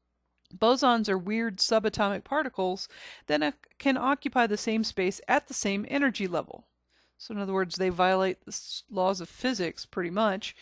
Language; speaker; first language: English; native; English